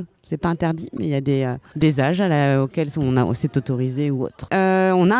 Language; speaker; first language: French; native; French